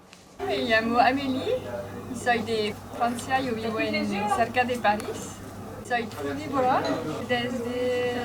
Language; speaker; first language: Spanish; non-native, fluent; French